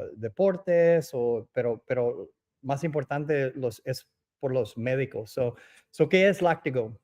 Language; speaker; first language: Spanish; early bilingual, other home language; English